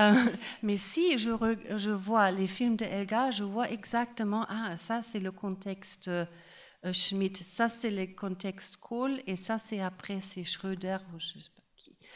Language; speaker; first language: French; non-native, fluent; German